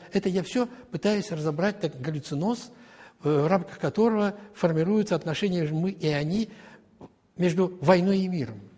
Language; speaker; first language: Russian; native; Russian